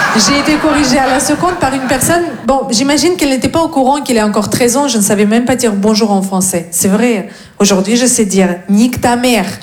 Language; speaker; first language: French; non-native, fluent; Russian